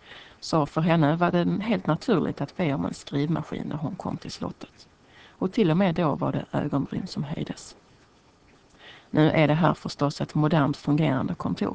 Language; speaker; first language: Swedish; native; Swedish